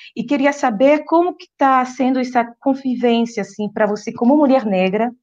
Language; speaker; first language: Portuguese; non-native, fluent; French